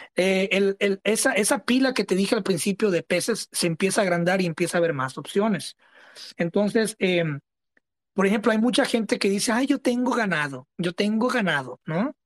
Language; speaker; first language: Spanish; early bilingual, heritage; Spanish